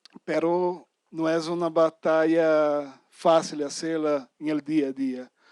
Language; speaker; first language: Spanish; non-native, fluent; Portuguese